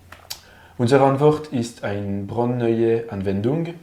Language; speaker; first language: German; non-native, learner; French